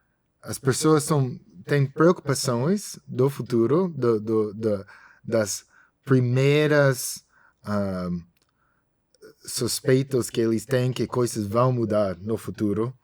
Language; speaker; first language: Portuguese; non-native, fluent; English